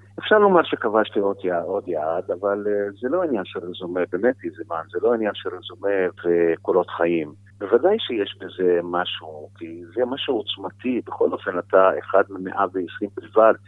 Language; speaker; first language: Hebrew; non-native, local second language; Arabic